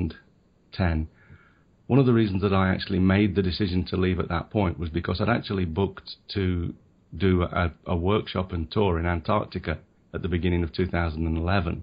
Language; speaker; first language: English; native; English